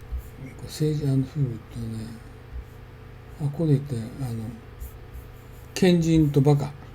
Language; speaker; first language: Japanese; native; Japanese